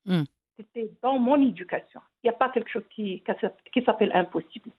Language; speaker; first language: French; non-native, local second language; Arabic